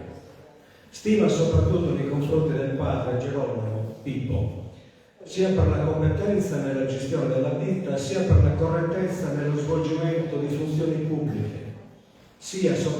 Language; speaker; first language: Italian; native; Italian